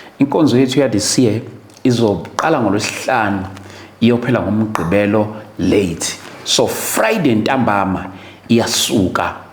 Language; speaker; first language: Zulu; native; Zulu